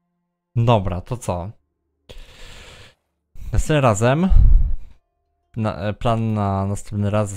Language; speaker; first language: Polish; native; Polish